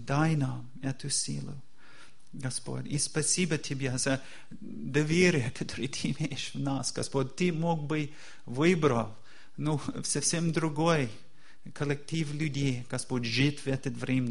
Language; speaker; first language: Russian; non-native, fluent; English